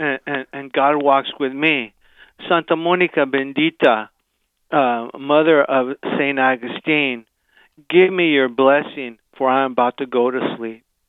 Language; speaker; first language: English; early bilingual, other home language; Spanish